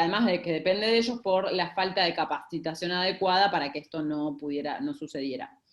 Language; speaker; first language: Spanish; native; Spanish